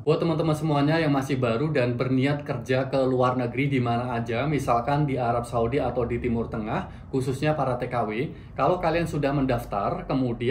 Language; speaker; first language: Indonesian; native; Indonesian